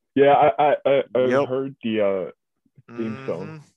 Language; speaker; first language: English; early bilingual, other home language; Korean